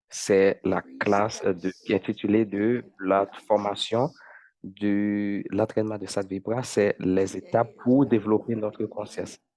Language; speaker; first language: French; non-native, fluent; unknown